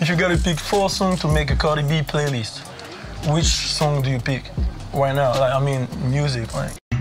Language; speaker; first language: English; non-native, fluent; French